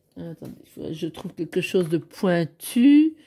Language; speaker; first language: French; native; French